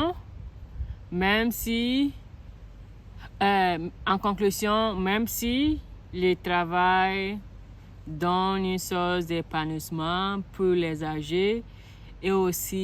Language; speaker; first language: French; non-native, learner; Akan